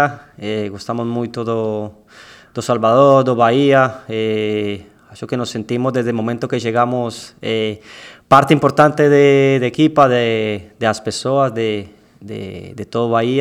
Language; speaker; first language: Portuguese; non-native, learner; Spanish